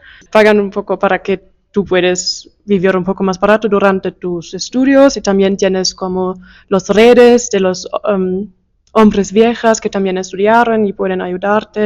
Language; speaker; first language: Spanish; non-native, fluent; German